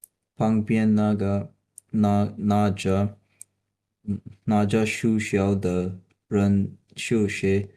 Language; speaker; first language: Chinese; non-native, learner; Urdu